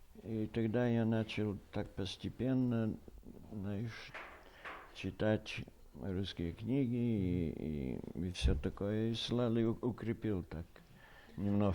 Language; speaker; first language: Russian; early bilingual, heritage; Russian